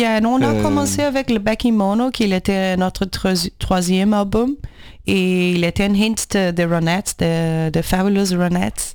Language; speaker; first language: French; non-native, learner; Portuguese